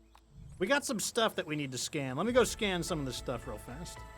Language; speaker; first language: English; native; English